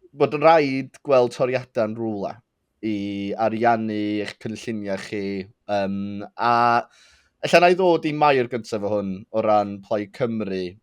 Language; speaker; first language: Welsh; native; Welsh